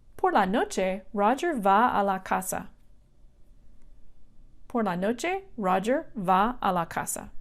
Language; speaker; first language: Spanish; non-native, fluent; English